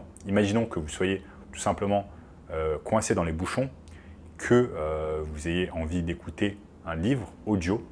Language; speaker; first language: French; native; French